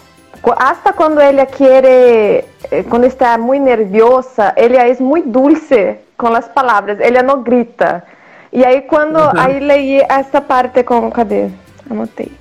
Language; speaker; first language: Spanish; non-native, fluent; Portuguese